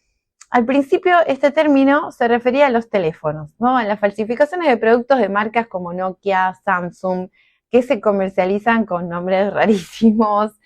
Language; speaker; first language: Spanish; native; Spanish